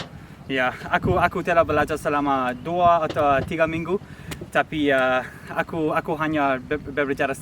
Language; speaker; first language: Indonesian; non-native, learner; English